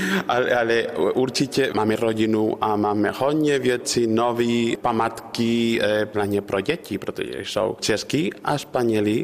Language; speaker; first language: Czech; non-native, learner; Spanish